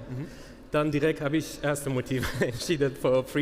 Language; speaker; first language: German; non-native, learner; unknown